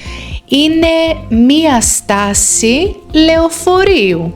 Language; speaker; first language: Greek; native; Greek